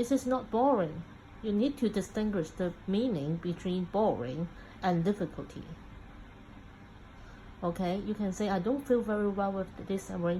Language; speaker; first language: English; non-native, local second language; Cantonese